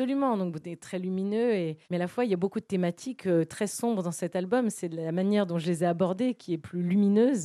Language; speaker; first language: French; native; French